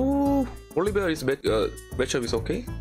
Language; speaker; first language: English; non-native, learner; Korean